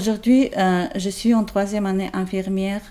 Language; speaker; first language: French; non-native, learner; Chechen